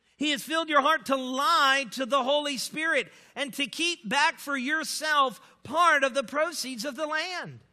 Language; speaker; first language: English; native; English